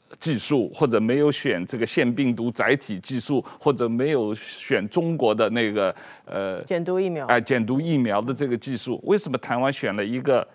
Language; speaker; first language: Chinese; native; Chinese